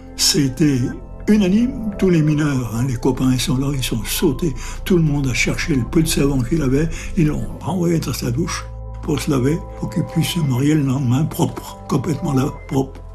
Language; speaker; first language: French; native; French